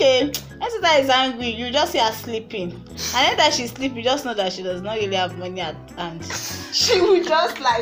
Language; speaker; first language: English; non-native, local second language; Yoruba